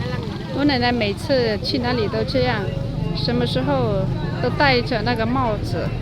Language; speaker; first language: Chinese; non-native, fluent; Vietnamese